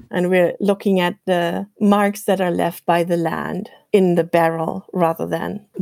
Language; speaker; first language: English; non-native, fluent; German